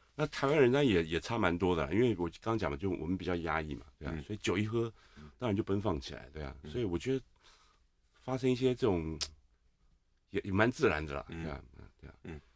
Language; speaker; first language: Chinese; native; Chinese